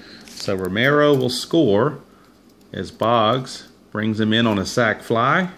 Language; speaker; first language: English; native; English